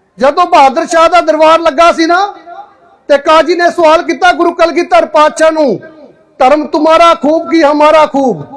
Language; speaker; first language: Punjabi; native; Punjabi